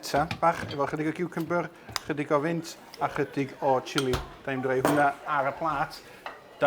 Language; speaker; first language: Welsh; native; Welsh